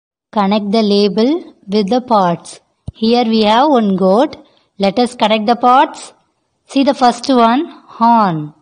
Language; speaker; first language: English; non-native, local second language; Tamil